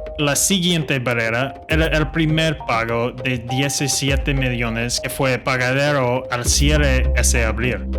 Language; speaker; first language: Spanish; non-native, fluent; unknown